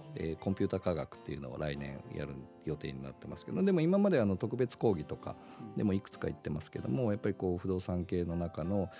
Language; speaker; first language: Japanese; native; Japanese